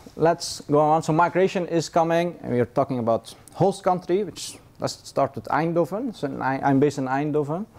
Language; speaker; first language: English; non-native, fluent; Persian